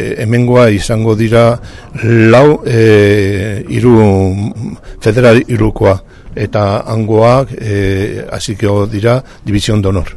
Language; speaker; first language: Basque; non-native, learner; Spanish